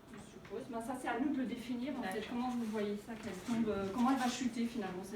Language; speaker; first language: French; native; French